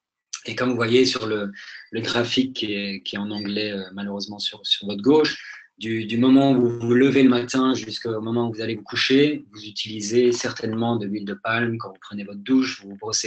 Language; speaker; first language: French; native; French